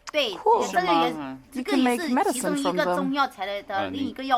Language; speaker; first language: Chinese; native; Chinese